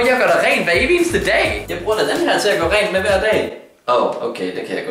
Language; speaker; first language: Danish; native; Danish